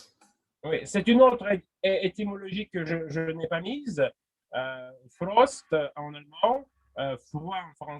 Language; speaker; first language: French; non-native, fluent; Russian